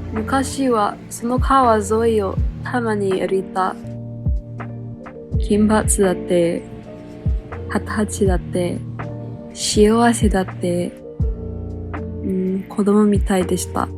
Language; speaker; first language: Japanese; non-native, learner; English